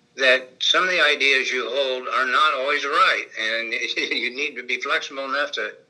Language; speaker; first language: English; native; English